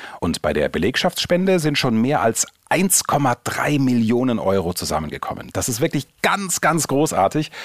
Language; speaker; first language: German; native; German